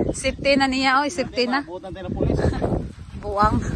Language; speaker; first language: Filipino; non-native, local second language; Cebuano